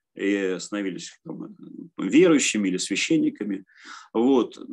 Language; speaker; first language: Russian; native; Russian